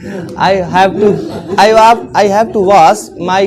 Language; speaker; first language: English; non-native, learner; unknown